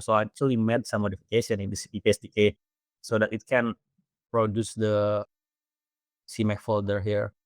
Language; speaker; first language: English; non-native, fluent; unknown